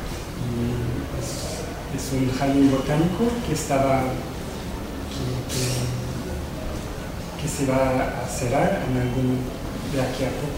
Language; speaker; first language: Spanish; non-native, fluent; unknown